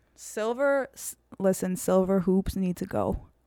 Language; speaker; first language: English; early bilingual, heritage; Serbian